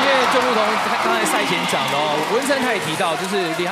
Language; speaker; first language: Chinese; native; Chinese